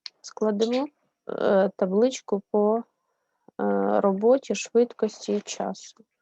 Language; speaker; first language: Ukrainian; native; Ukrainian